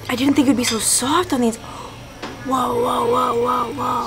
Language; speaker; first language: English; native; English